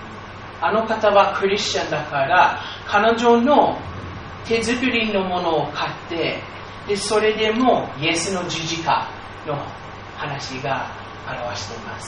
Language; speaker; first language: Japanese; non-native, fluent; English